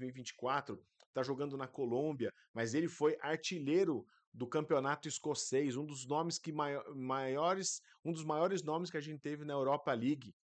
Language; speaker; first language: Portuguese; native; Portuguese